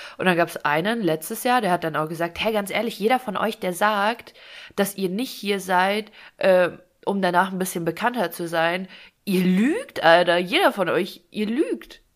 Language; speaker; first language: German; early bilingual, other home language; Russian